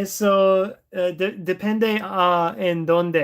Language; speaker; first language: Spanish; non-native, learner; English